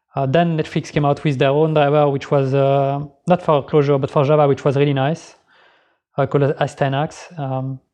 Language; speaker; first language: English; non-native, fluent; French